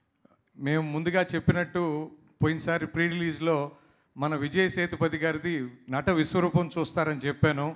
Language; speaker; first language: Telugu; native; Telugu